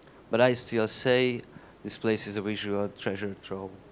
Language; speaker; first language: English; non-native, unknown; Hungarian